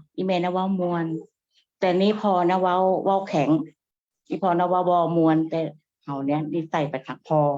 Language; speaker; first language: Thai; native; Thai